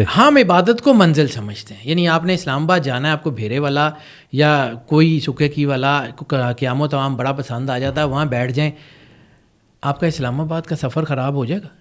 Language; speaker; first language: Urdu; non-native, local second language; Punjabi